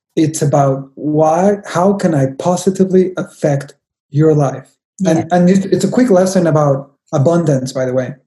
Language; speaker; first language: English; non-native, fluent; Spanish